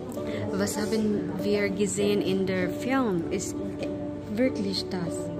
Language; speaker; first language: German; non-native, learner; Filipino